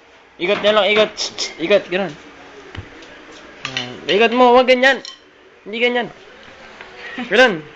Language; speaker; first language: Filipino; native; Filipino